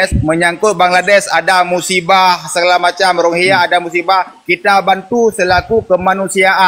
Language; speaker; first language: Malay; non-native, local second language; Achinese